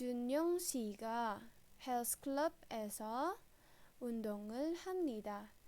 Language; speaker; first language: Korean; non-native, fluent; Indonesian